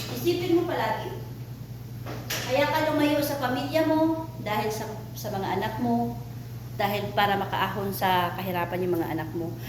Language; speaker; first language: Filipino; non-native, local second language; Cebuano